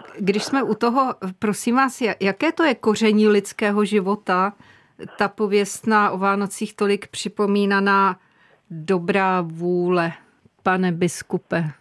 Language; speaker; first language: Czech; native; Czech